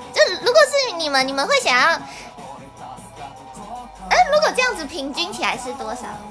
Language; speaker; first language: Chinese; native; Chinese